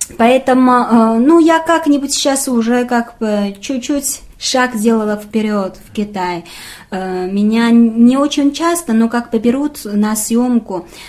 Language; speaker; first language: Russian; non-native, fluent; Chinese